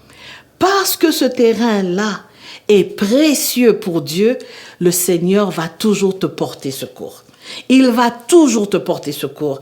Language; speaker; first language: French; native; French